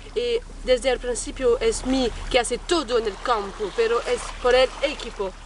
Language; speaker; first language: Spanish; non-native, learner; French